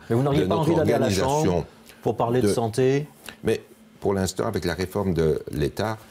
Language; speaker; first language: French; native; French